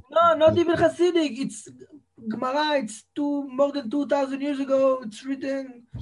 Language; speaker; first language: English; non-native, fluent; Hebrew